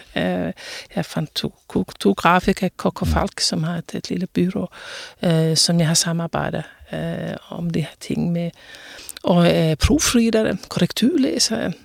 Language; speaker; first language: Danish; non-native, fluent; Finnish